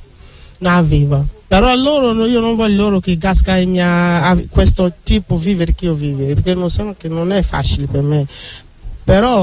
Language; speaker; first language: Italian; non-native, learner; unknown